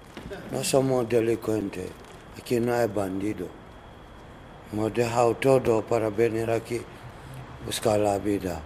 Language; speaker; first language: Spanish; non-native, learner; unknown